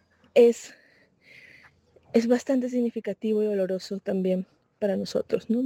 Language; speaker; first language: Spanish; native; Spanish